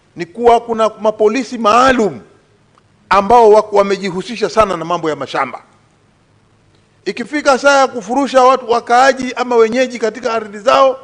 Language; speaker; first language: Swahili; native; Swahili